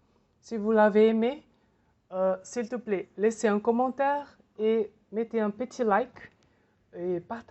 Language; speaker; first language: French; non-native, fluent; Portuguese